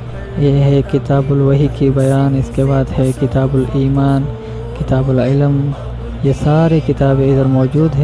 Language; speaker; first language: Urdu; non-native, local second language; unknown